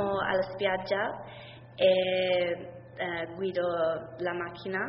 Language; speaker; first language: Italian; non-native, learner; English